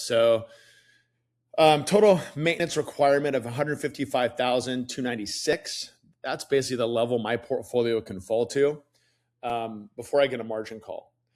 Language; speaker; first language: English; native; English